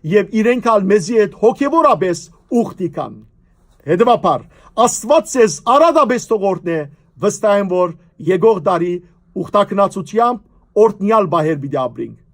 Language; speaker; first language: Armenian; native; Armenian